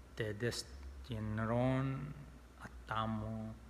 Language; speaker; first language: Spanish; non-native, learner; English